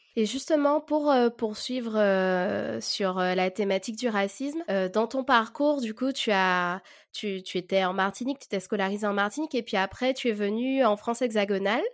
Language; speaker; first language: French; native; French